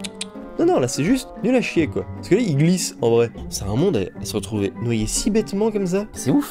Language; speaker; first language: French; native; French